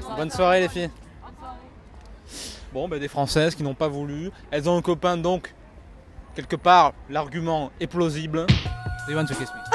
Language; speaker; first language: French; native; French